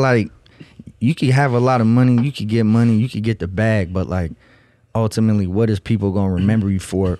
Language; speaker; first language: English; non-native, fluent; Russian